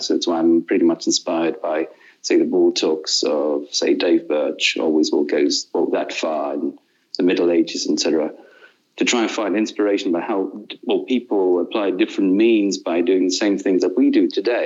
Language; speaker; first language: English; non-native, fluent; Russian